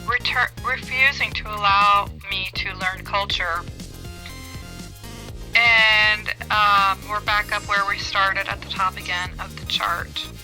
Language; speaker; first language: English; native; English